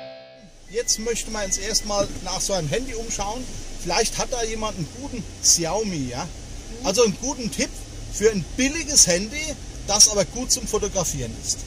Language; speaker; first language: German; native; German